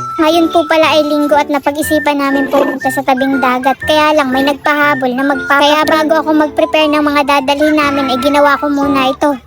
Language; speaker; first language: Filipino; native; Filipino